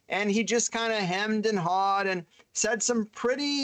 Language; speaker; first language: English; native; English